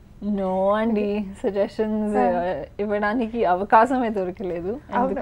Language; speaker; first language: Telugu; non-native, learner; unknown